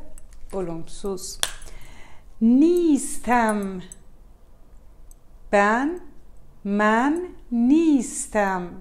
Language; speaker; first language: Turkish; non-native, learner; Persian